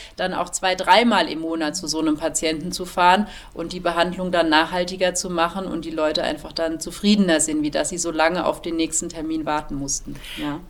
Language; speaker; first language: German; native; German